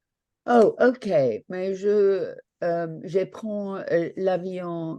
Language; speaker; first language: French; non-native, learner; English